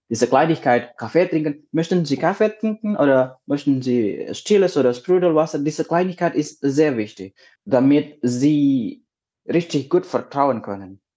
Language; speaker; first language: German; non-native, learner; Indonesian